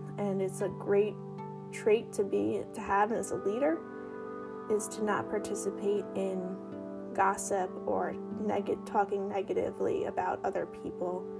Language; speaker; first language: English; native; English